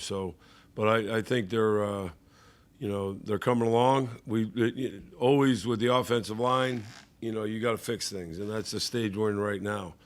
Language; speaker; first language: English; native; English